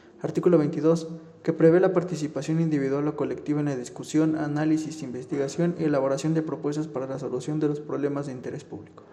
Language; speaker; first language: Spanish; native; Spanish